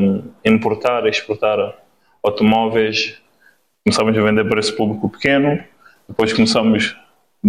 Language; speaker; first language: Portuguese; non-native, local second language; Kabuverdianu